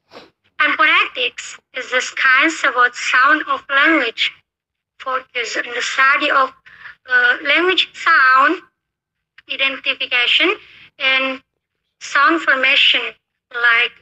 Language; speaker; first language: English; non-native, learner; Indonesian